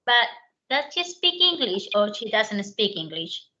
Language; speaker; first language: English; non-native, learner; Spanish